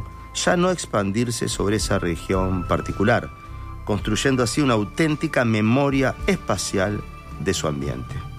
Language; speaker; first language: Spanish; native; Spanish